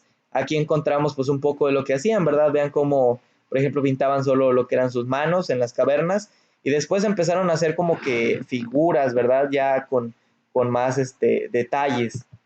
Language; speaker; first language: Spanish; native; Spanish